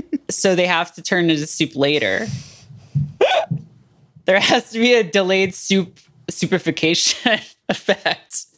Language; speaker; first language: English; native; English